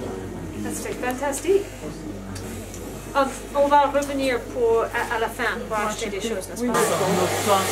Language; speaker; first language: French; non-native, fluent; English